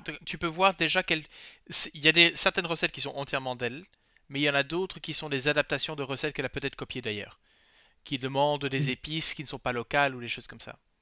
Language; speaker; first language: French; native; French